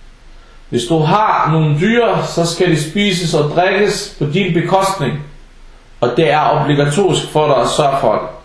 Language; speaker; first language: Danish; non-native, fluent; Arabic